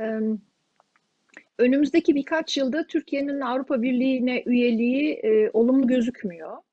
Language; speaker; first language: Turkish; native; Turkish